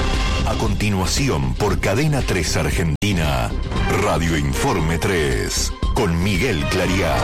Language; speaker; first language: Spanish; native; Spanish